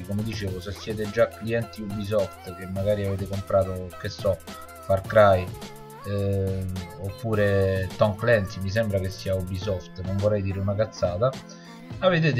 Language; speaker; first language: Italian; native; Italian